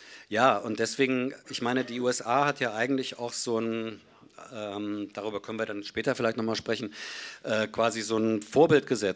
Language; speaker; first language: German; native; German